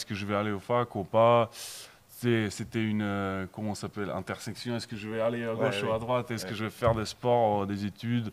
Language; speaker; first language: French; non-native, learner; Bosnian